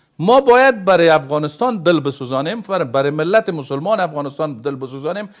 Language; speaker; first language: Persian; native; Persian